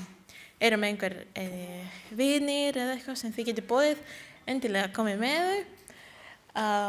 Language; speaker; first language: Icelandic; non-native, learner; Spanish